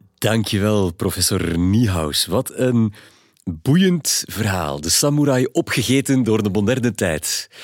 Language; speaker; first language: Dutch; native; Dutch